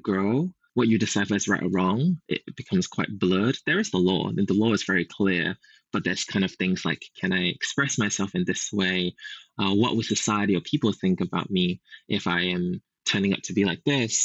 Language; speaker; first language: English; native; English